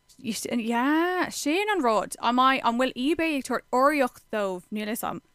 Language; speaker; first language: Irish; non-native, local second language; English